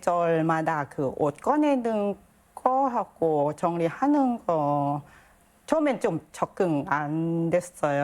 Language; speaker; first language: Korean; non-native, learner; Thai